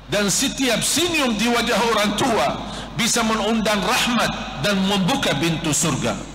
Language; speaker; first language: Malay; non-native, fluent; Arabic